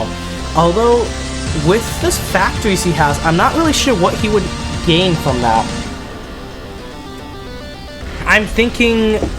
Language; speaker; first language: English; native; English